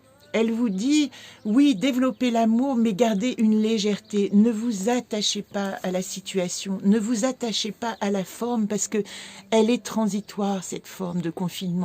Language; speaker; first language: French; native; French